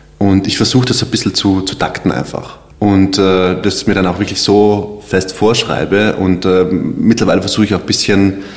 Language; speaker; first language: German; native; German